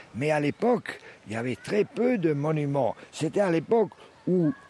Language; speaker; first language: French; early bilingual, heritage; French